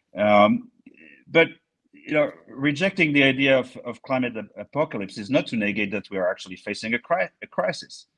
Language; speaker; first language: English; non-native, fluent; French